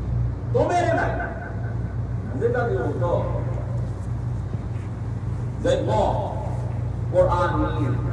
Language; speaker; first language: Japanese; non-native, learner; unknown